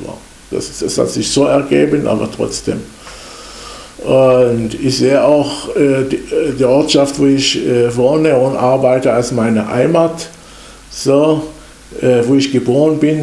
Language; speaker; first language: German; non-native, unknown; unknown